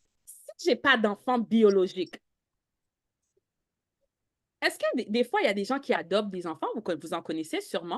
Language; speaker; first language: French; native; French